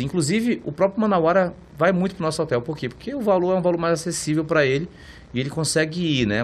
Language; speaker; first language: Portuguese; native; Portuguese